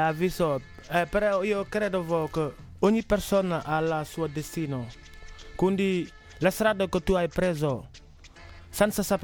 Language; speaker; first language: Italian; non-native, learner; Wolof